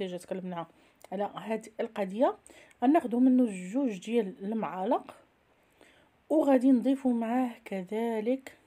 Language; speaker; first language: Arabic; native; Arabic